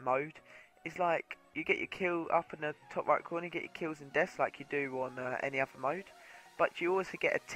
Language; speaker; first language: English; native; English